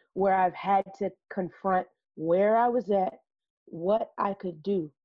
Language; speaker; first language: English; native; English